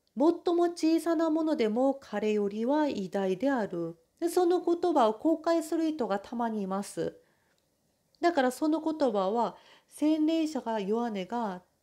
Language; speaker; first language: Japanese; non-native, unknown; Korean